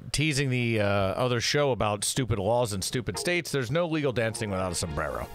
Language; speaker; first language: English; native; English